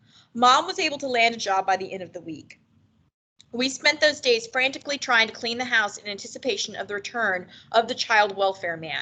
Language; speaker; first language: English; native; English